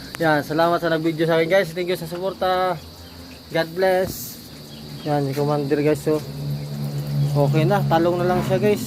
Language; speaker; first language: Filipino; native; Filipino